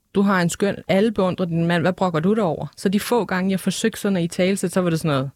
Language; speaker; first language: Danish; early bilingual, other home language; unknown